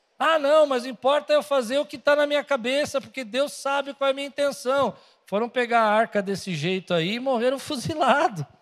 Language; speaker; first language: Portuguese; native; Portuguese